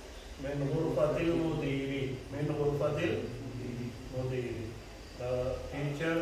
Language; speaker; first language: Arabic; non-native, fluent; Urdu